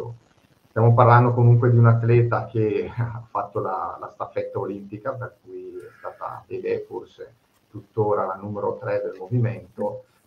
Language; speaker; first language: Italian; native; Italian